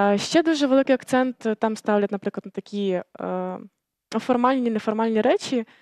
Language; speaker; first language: Ukrainian; native; Ukrainian